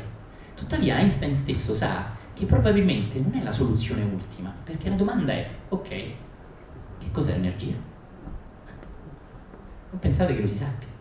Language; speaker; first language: Italian; native; Italian